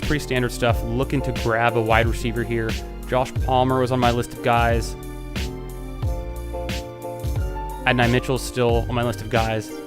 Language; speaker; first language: English; native; English